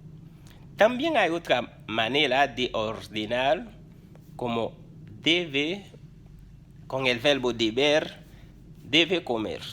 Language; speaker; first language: Spanish; non-native, fluent; Haitian Creole